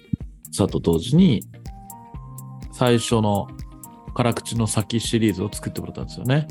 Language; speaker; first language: Japanese; native; Japanese